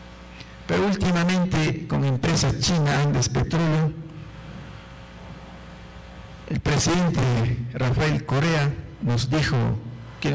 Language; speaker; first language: Spanish; non-native, local second language; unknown